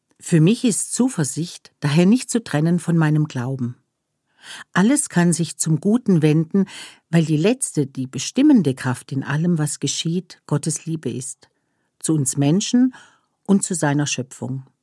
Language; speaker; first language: German; native; German